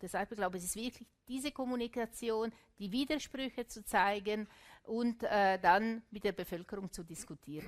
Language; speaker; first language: German; non-native, local second language; Italian